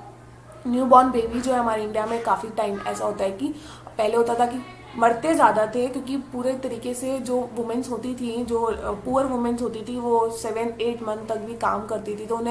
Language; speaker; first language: Hindi; native; Hindi